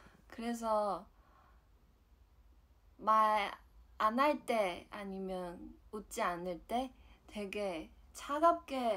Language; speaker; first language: Korean; non-native, fluent; Chinese